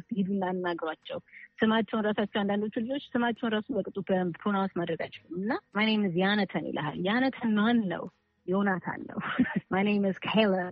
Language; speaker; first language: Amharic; native; Amharic